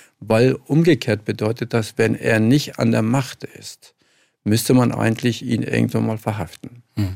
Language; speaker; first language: German; early bilingual, other home language; Kurdish